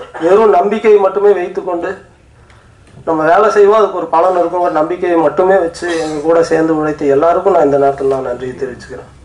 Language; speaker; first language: Tamil; native; Tamil